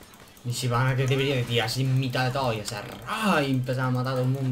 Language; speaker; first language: Spanish; native; Spanish